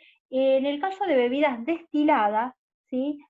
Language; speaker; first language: Spanish; native; Spanish